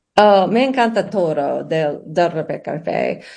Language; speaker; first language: Spanish; non-native, learner; English